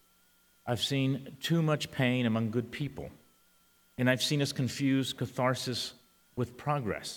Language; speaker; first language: English; early bilingual, other home language; Spanish